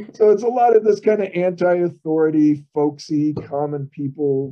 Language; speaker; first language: English; native; English